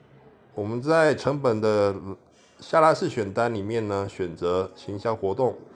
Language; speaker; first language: Chinese; native; Chinese